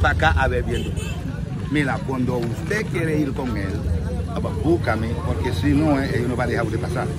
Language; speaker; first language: Spanish; non-native, fluent; Haitian Creole